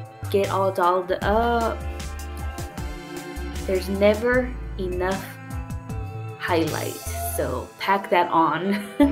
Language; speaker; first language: English; early bilingual, other home language; Spanish